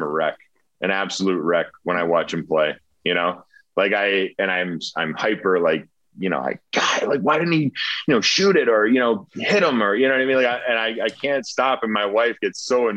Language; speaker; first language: English; native; English